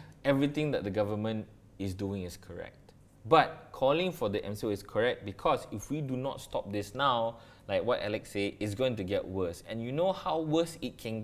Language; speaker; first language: English; non-native, local second language; Malay